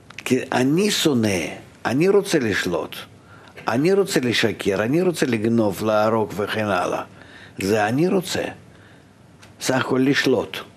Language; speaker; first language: Hebrew; non-native, fluent; Russian